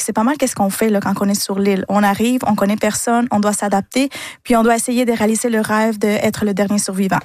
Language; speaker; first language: French; early bilingual, other home language; Spanish